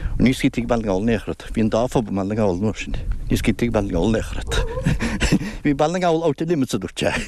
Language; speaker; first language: Irish; native; Irish